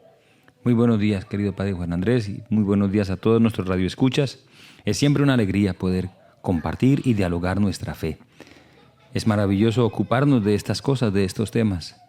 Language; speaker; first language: Spanish; native; Spanish